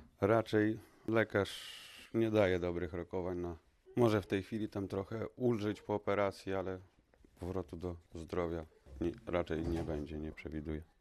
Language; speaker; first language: Polish; native; Polish